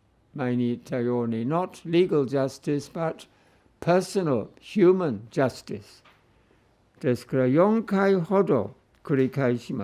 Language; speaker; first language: Japanese; non-native, fluent; English